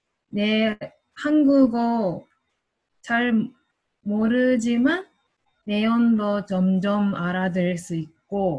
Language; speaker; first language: Korean; non-native, learner; Japanese